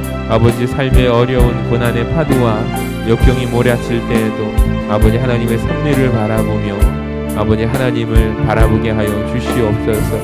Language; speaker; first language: Korean; native; Korean